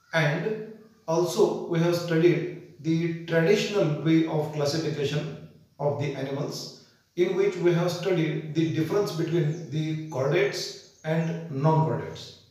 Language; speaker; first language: English; non-native, local second language; Marathi